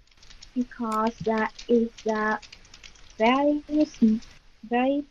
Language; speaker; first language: English; non-native, learner; Vietnamese